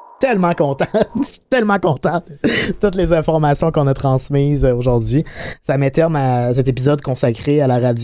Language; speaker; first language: French; native; French